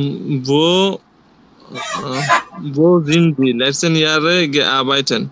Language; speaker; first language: German; non-native, learner; Bangla